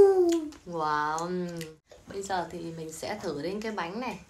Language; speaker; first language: Vietnamese; native; Vietnamese